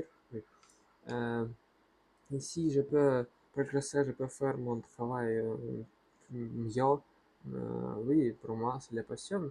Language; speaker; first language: French; non-native, learner; Russian